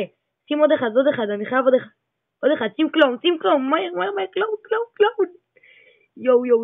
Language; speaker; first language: Hebrew; native; Hebrew